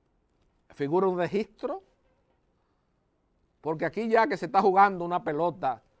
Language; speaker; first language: Spanish; native; Spanish